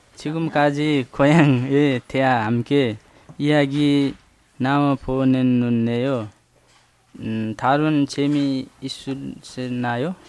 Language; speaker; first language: Korean; non-native, learner; Nepali